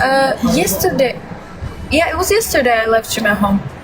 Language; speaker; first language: English; non-native, fluent; Turkish